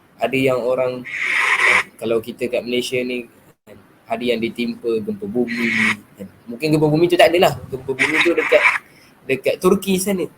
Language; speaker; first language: Malay; native; Malay